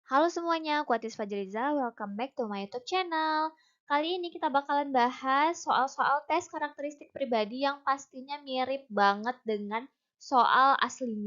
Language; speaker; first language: Indonesian; native; Indonesian